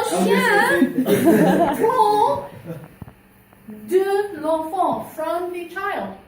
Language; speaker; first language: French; non-native, fluent; English